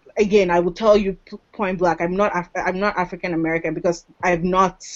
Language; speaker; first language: English; non-native, local second language; Yoruba